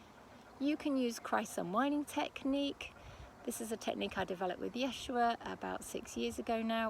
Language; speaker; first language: English; native; English